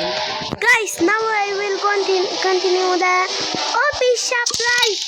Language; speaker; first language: English; non-native, learner; Bangla